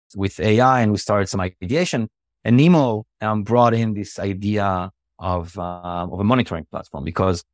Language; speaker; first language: English; non-native, fluent; Hebrew